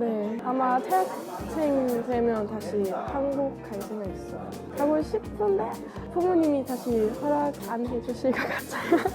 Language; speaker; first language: Korean; non-native, learner; German